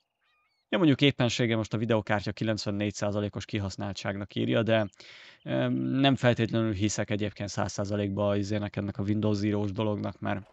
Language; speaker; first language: Hungarian; native; Hungarian